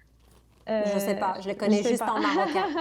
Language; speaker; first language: French; non-native, local second language; Arabic